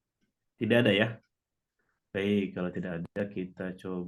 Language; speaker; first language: Indonesian; native; Indonesian